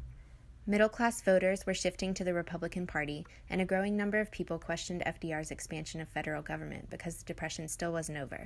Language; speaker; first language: English; native; English